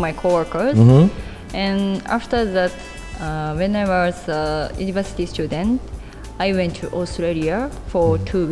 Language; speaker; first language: English; non-native, learner; Japanese